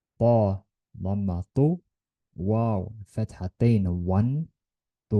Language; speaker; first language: Arabic; non-native, learner; Estonian